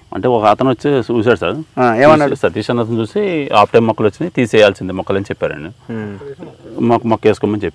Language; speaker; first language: Telugu; native; Telugu